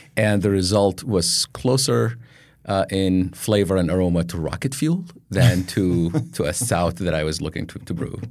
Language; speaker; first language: English; non-native, fluent; Arabic